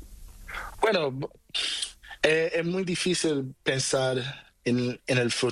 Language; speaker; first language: Spanish; non-native, learner; Portuguese